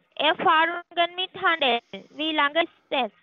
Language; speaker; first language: German; non-native, learner; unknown